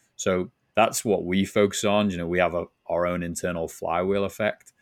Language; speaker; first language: English; native; English